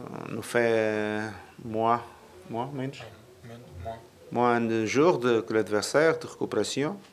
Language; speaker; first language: French; non-native, learner; Portuguese